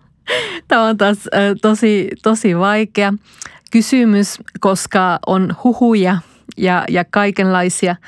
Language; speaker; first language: Finnish; non-native, fluent; Spanish